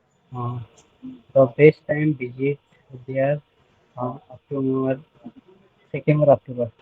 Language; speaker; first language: English; non-native, learner; Nepali